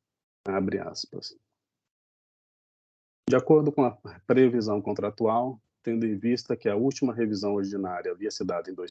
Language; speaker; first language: Portuguese; native; Portuguese